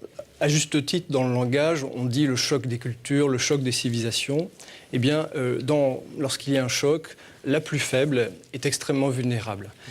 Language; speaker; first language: French; native; French